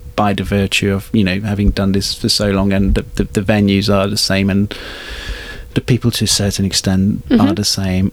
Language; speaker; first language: English; non-native, fluent; Hungarian